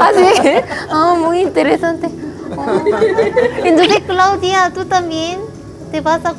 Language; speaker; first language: Spanish; non-native, learner; Korean